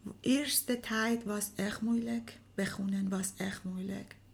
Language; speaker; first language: Dutch; non-native, learner; Persian